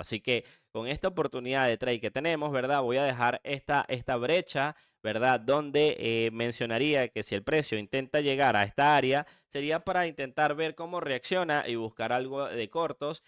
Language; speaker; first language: Spanish; native; Spanish